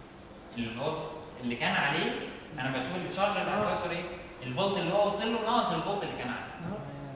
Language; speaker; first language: Arabic; native; Arabic